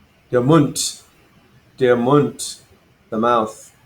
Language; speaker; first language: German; non-native, fluent; English